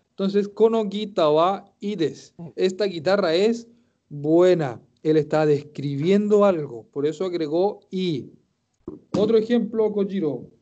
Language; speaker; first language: Spanish; native; Spanish